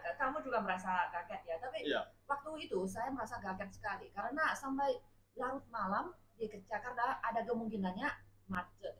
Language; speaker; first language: Indonesian; non-native, fluent; Chinese